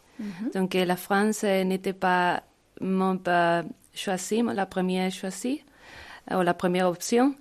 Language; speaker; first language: French; non-native, learner; Spanish